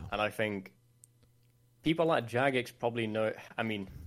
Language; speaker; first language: English; non-native, fluent; Swedish